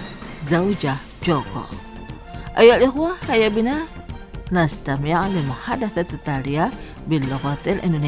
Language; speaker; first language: Arabic; non-native, fluent; Indonesian